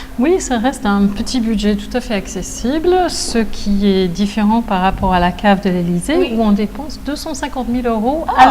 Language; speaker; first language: French; native; French